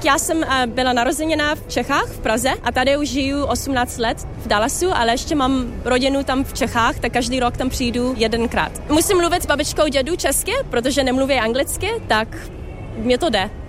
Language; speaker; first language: Czech; early bilingual, other home language; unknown